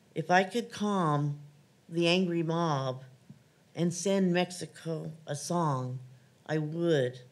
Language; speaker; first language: English; native; English